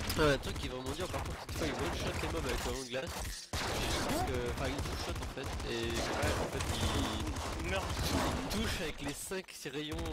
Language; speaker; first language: French; native; French